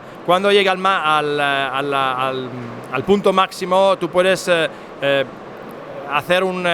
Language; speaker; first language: Spanish; non-native, fluent; Italian